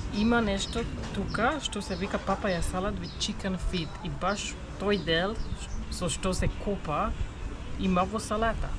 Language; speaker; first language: Macedonian; non-native, fluent; Hungarian